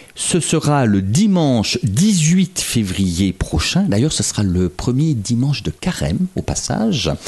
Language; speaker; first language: French; native; French